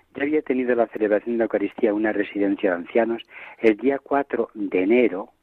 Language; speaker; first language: Spanish; native; Spanish